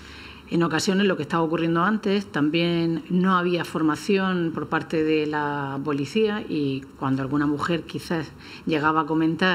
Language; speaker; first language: Spanish; native; Spanish